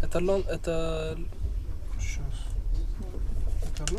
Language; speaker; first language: Russian; non-native, learner; French